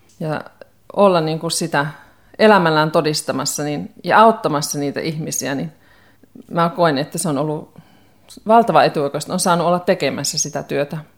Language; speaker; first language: Finnish; native; Finnish